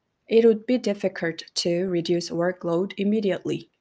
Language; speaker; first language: English; non-native, fluent; Korean